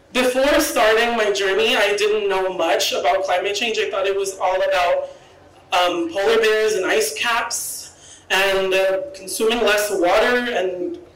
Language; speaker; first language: English; early bilingual, other home language; Spanish